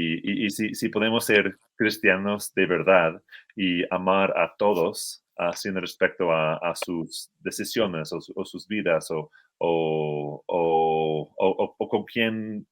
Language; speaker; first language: Spanish; non-native, fluent; English